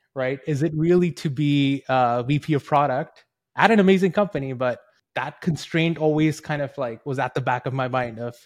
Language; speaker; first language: English; early bilingual, other home language; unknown